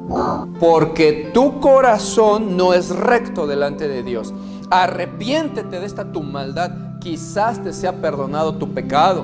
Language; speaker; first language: Spanish; native; Spanish